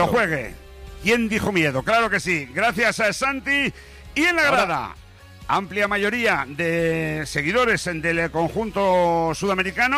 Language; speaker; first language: Spanish; native; Spanish